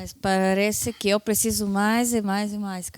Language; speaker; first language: Portuguese; non-native, fluent; Hebrew